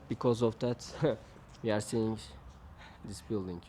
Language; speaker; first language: English; non-native, learner; Turkish